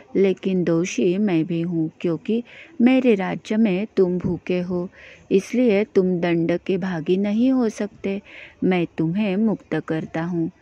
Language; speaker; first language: Hindi; non-native, local second language; Marathi